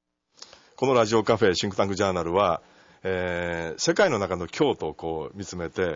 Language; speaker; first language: Japanese; native; Japanese